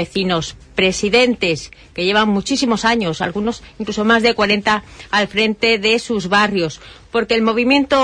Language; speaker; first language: Spanish; native; Spanish